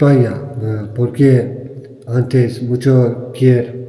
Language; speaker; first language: Spanish; non-native, learner; Turkish